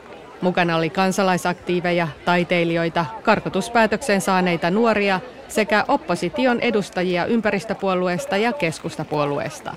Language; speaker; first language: Finnish; native; Finnish